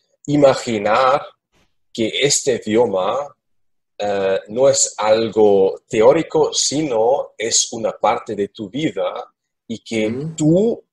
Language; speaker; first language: Spanish; non-native, learner; German